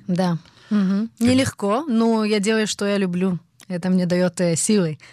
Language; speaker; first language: Russian; early bilingual, heritage; Hebrew